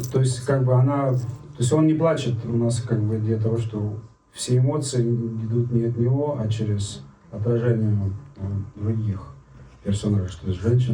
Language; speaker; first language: Russian; native; Russian